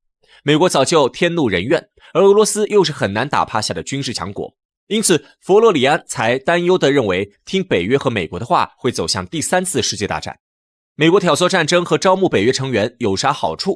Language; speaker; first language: Chinese; native; Chinese